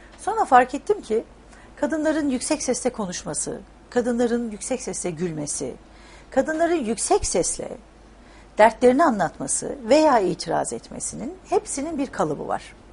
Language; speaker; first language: Turkish; native; Turkish